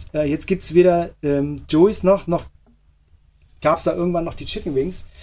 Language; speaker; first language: German; native; German